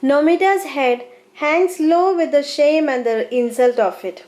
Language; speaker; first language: English; non-native, local second language; Malayalam